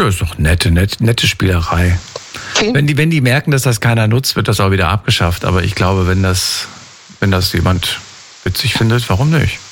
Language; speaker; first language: German; native; German